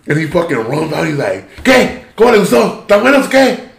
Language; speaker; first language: Spanish; early bilingual, heritage; Spanish